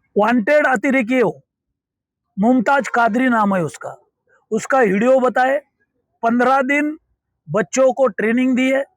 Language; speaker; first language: Hindi; non-native, local second language; Marathi